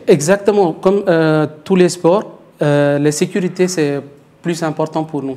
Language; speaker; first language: French; non-native, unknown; Tamil